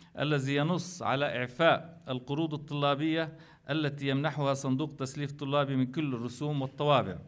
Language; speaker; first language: Arabic; native; Arabic